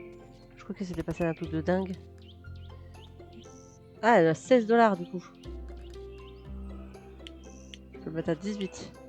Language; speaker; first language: French; native; French